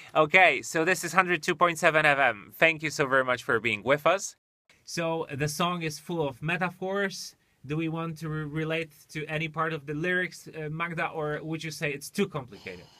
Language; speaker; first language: English; non-native, fluent; Polish